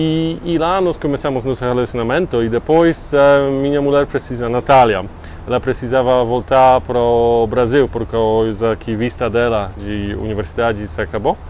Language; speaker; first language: Portuguese; non-native, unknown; Polish